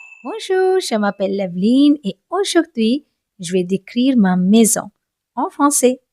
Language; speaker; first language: French; non-native, fluent; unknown